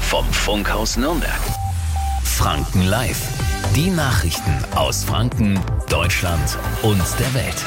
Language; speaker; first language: German; native; German